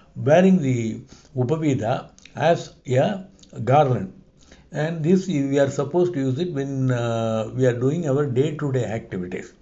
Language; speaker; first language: English; non-native, local second language; Tamil